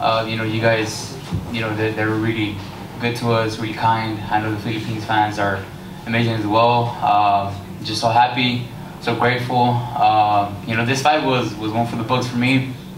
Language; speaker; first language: English; early bilingual, other home language; Spanish